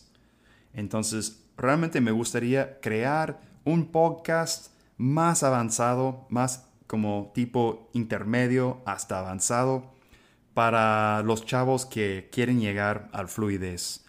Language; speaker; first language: Spanish; non-native, fluent; English